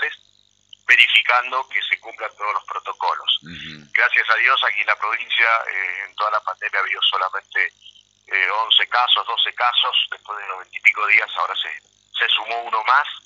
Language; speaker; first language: Spanish; native; Spanish